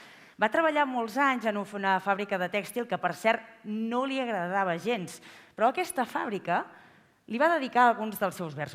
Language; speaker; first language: Catalan; native; Catalan